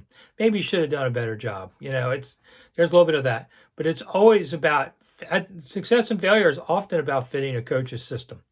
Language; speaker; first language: English; native; English